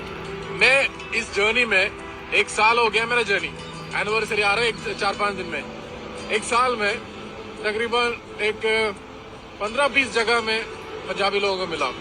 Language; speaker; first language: Hindi; non-native, local second language; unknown